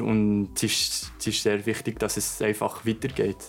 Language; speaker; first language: German; non-native, local second language; French